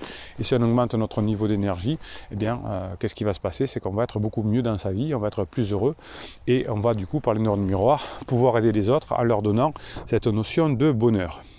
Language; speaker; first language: French; native; French